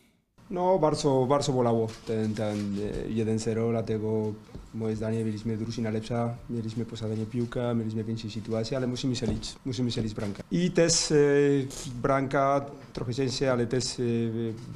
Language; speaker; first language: Polish; non-native, learner; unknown